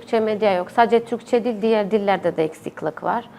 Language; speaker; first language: Turkish; non-native, local second language; Albanian